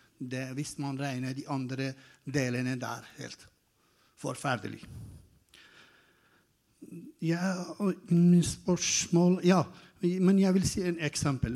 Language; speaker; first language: Norwegian; non-native, learner; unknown